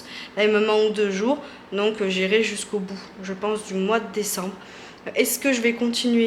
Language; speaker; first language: French; native; French